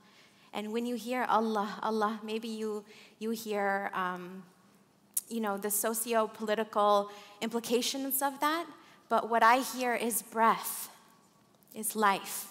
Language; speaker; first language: English; early bilingual, other home language; Arabic